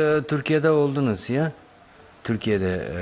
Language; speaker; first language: Turkish; non-native, learner; Bosnian